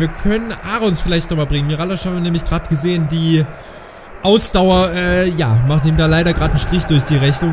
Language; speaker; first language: German; native; German